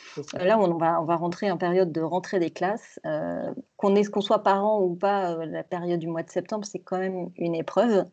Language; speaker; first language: French; native; French